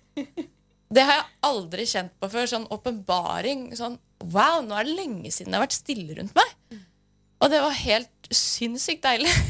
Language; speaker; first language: Norwegian; native; Norwegian